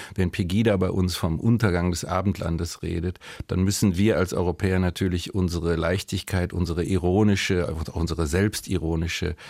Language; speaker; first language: German; native; German